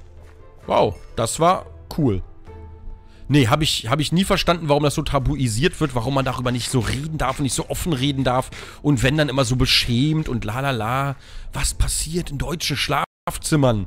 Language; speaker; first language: German; native; German